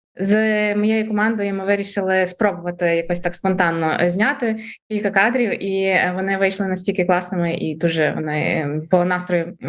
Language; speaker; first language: Ukrainian; native; Ukrainian